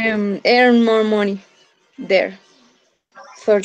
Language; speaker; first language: English; non-native, fluent; Spanish